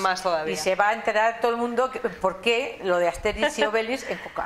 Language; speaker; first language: Spanish; native; Spanish